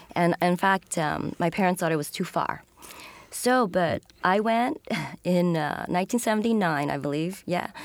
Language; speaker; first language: English; native; English